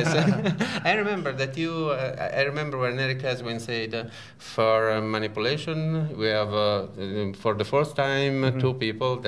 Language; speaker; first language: English; non-native, learner; Italian